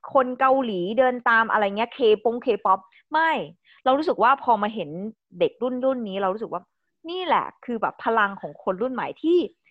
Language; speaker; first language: Thai; native; Thai